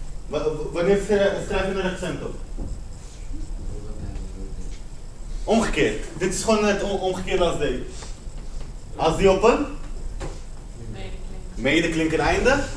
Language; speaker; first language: Dutch; non-native, fluent; Spanish